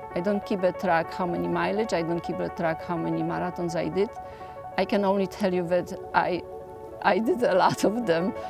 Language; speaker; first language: English; non-native, fluent; Polish